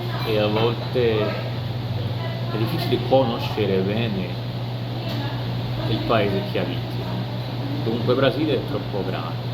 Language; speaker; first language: Italian; non-native, learner; Portuguese